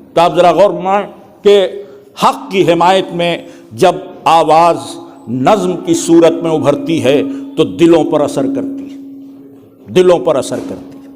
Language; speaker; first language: Urdu; native; Urdu